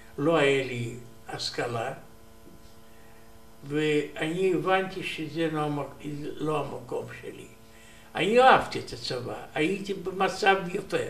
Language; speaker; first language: Hebrew; non-native, learner; Romanian